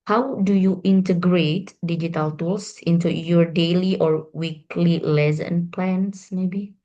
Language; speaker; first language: English; non-native, learner; Indonesian